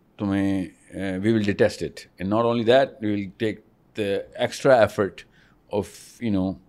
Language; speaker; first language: Urdu; native; Urdu